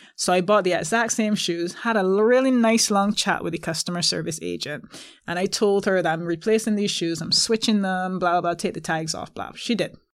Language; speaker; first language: English; native; English